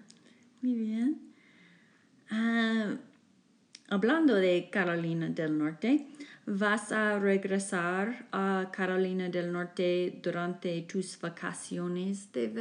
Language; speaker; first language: Spanish; non-native, fluent; English